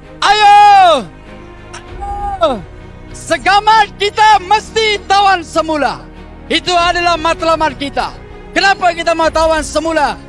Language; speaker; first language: Malay; non-native, local second language; Tamil